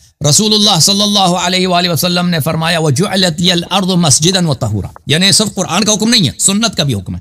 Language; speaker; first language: Urdu; non-native, local second language; Punjabi